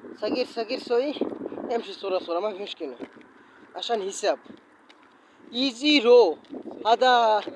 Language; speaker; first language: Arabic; non-native, learner; Bangla